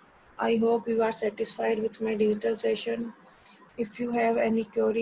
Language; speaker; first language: English; non-native, local second language; Hindi